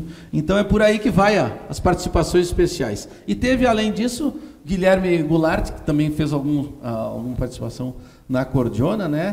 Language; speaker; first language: Portuguese; native; Portuguese